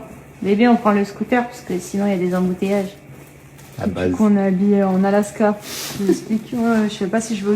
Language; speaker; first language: French; native; French